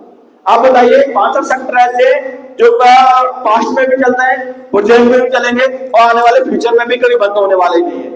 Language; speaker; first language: Hindi; native; Hindi